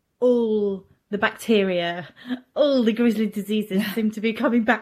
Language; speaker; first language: English; non-native, fluent; German